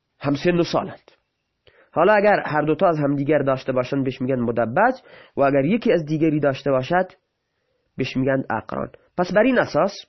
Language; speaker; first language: Persian; non-native, local second language; Baluchi